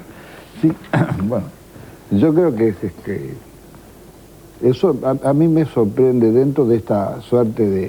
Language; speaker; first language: Spanish; native; Spanish